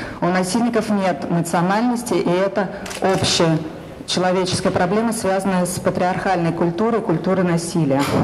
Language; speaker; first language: Russian; native; Russian